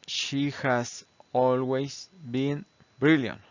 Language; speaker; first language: English; non-native, fluent; Spanish